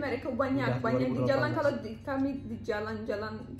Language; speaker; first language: Indonesian; non-native, learner; Turkish